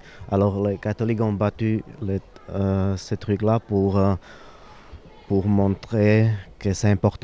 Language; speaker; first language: French; non-native, fluent; Slovak